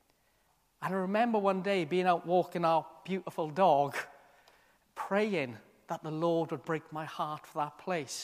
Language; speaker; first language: English; native; English